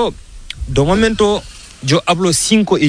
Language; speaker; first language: Spanish; non-native, learner; Fula